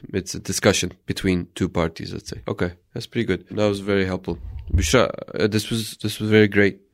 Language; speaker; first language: English; non-native, fluent; Turkish